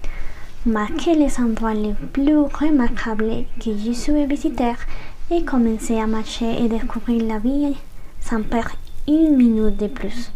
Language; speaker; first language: French; non-native, learner; Spanish